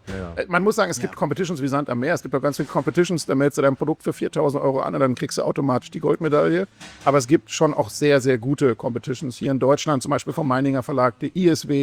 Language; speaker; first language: German; native; German